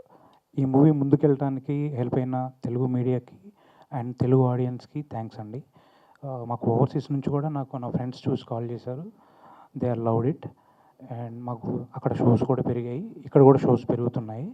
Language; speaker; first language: Telugu; native; Telugu